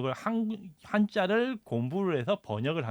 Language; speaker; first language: Korean; native; Korean